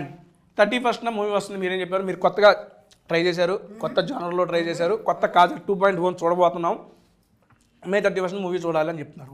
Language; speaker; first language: Telugu; native; Telugu